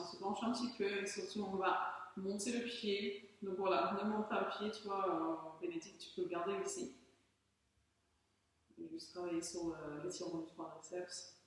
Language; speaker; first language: French; native; French